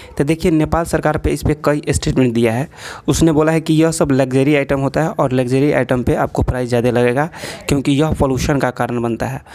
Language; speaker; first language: Hindi; native; Hindi